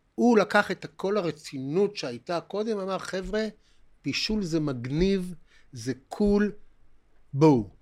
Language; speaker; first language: Hebrew; native; Hebrew